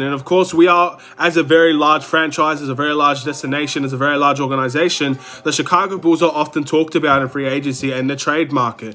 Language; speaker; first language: English; native; English